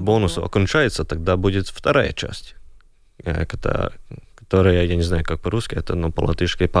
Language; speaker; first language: Russian; non-native, local second language; Latvian